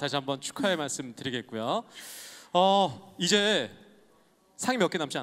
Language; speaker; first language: Korean; native; Korean